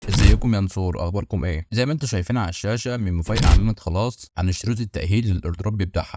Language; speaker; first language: Arabic; native; Arabic